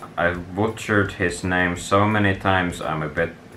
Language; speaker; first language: English; non-native, fluent; Finnish